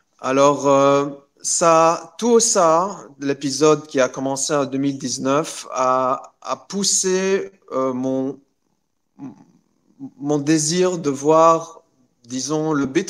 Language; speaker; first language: French; non-native, local second language; Arabic